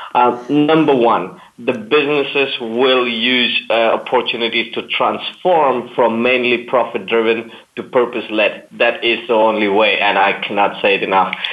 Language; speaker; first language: English; non-native, fluent; German